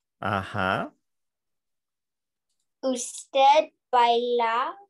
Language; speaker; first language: Spanish; non-native, learner; English